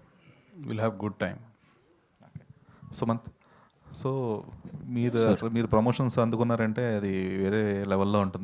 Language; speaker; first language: Telugu; native; Telugu